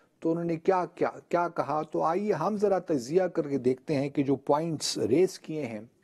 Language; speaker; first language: Urdu; native; Urdu